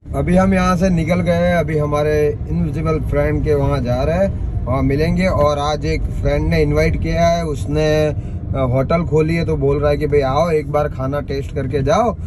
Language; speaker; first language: Hindi; non-native, local second language; Gujarati